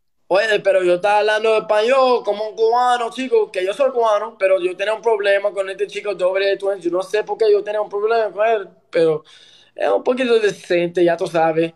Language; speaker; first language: Spanish; early bilingual, other home language; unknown